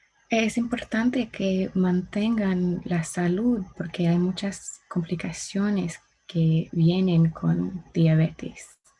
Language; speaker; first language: Spanish; non-native, learner; English